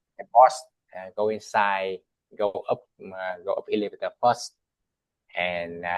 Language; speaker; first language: English; non-native, learner; Vietnamese